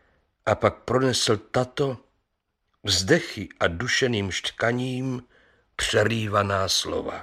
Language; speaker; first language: Czech; native; Czech